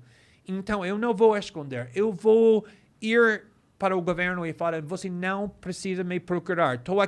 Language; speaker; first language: Portuguese; non-native, fluent; English